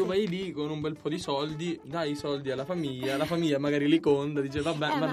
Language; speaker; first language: Italian; native; Italian